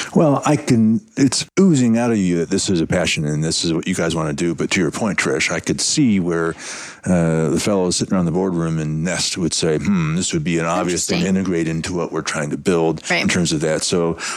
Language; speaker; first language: English; non-native, local second language; Hindi